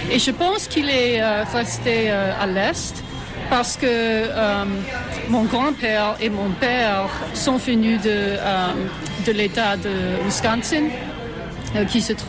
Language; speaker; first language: French; non-native, fluent; English